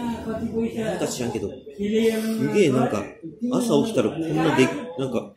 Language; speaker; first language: Japanese; native; Japanese